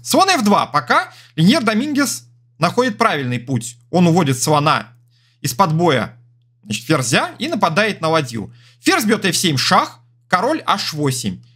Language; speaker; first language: Russian; native; Russian